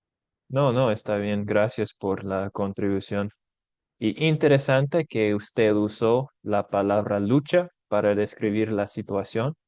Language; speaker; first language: Spanish; non-native, fluent; English